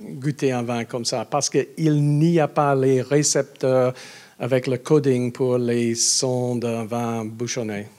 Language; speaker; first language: French; non-native, learner; English